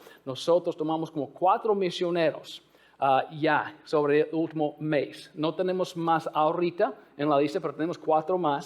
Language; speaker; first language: Spanish; non-native, fluent; English